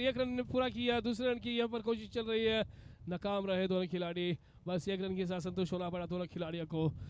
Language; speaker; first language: Hindi; non-native, local second language; Kannada